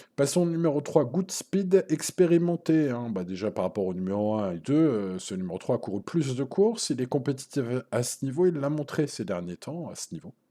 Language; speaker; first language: French; native; French